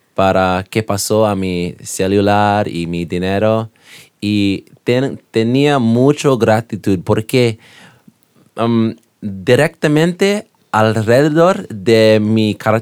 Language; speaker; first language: Spanish; non-native, learner; English